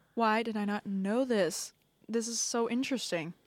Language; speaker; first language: English; non-native, fluent; Danish